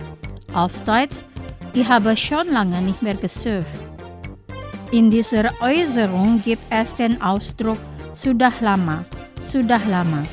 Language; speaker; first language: German; non-native, fluent; Indonesian